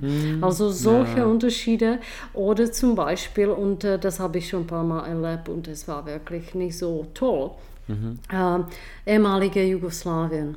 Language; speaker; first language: German; non-native, fluent; Czech